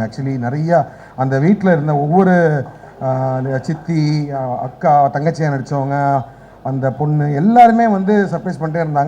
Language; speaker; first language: Tamil; native; Tamil